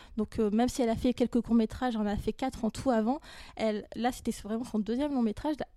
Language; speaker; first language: French; native; French